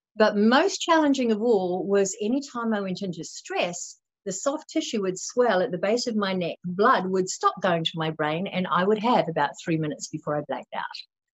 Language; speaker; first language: English; native; English